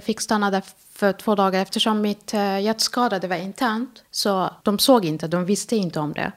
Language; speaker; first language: Swedish; non-native, fluent; Arabic